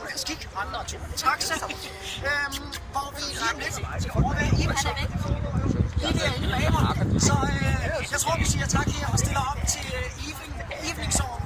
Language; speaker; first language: Danish; native; Danish